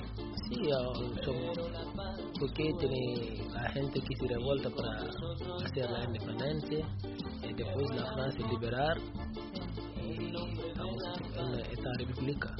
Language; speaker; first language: Spanish; non-native, learner; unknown